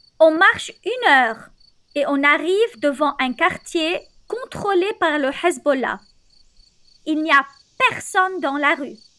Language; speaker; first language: French; non-native, local second language; Arabic